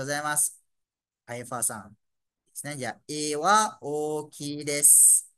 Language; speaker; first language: Japanese; non-native, fluent; Malay